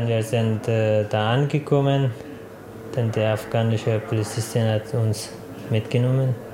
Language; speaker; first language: German; non-native, learner; Persian